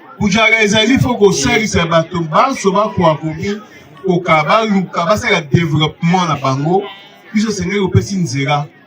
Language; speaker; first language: Lingala; native; Lingala